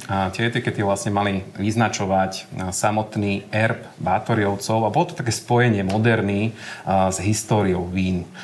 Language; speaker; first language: Slovak; native; Slovak